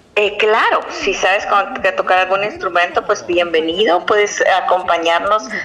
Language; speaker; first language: Spanish; native; Spanish